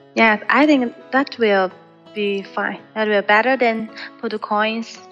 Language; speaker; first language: English; non-native, learner; Chinese